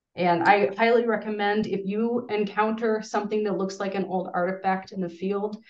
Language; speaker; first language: English; native; English